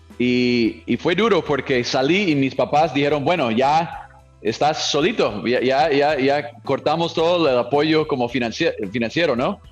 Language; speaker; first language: Spanish; non-native, fluent; English